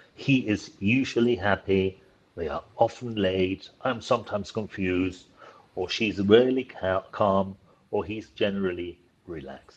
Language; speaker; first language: English; non-native, fluent; Spanish